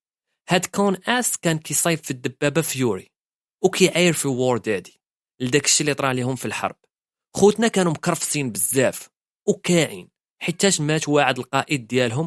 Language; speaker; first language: Arabic; native; Arabic